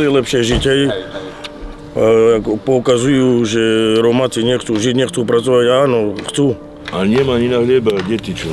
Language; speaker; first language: Slovak; non-native, local second language; Romany